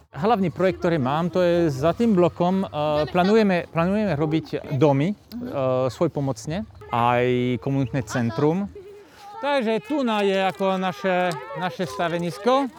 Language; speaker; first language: Slovak; non-native, fluent; French